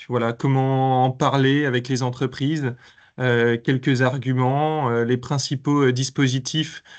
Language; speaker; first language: French; native; French